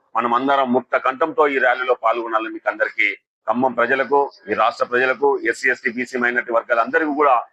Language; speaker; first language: Telugu; native; Telugu